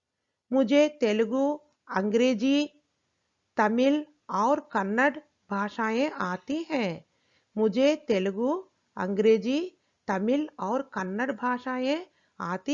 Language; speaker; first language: Hindi; non-native, local second language; Telugu